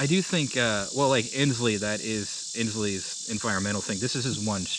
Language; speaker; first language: English; native; English